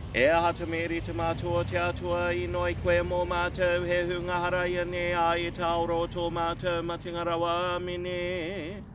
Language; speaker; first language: Māori; non-native, local second language; English